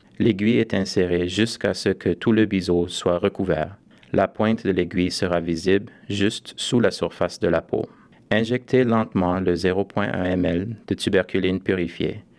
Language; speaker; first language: French; native; French